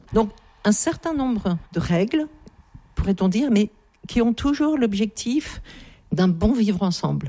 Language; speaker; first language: French; native; French